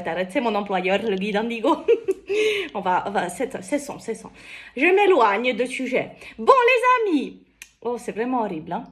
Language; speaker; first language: French; native; French